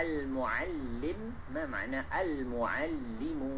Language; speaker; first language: Arabic; non-native, fluent; Malay